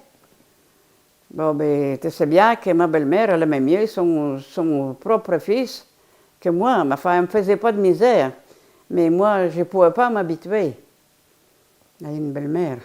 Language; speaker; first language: French; non-native, fluent; Polish